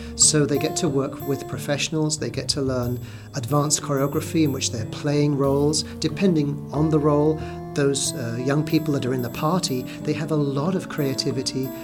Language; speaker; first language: English; native; English